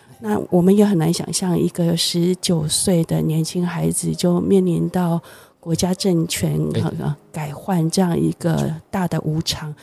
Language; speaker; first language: Chinese; native; Chinese